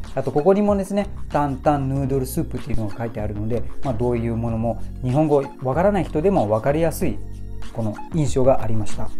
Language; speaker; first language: Japanese; non-native, fluent; Malay